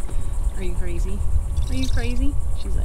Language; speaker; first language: English; native; English